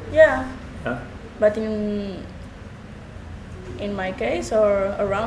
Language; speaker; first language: English; non-native, learner; Spanish